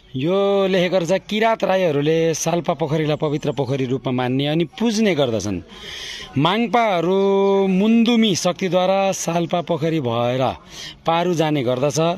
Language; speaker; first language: Nepali; native; Nepali